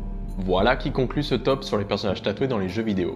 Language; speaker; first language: French; native; French